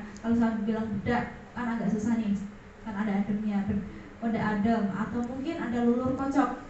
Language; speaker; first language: Indonesian; native; Indonesian